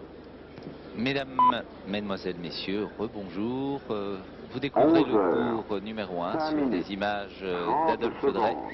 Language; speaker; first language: French; native; French